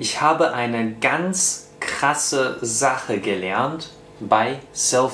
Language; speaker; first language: German; non-native, fluent; Russian